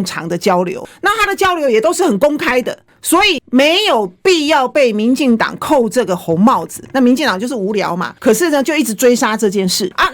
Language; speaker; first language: Chinese; native; Chinese